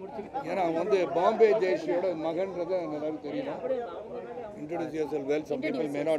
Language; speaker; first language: Tamil; native; Tamil